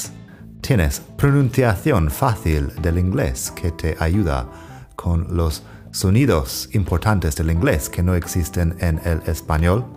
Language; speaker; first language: Spanish; non-native, fluent; English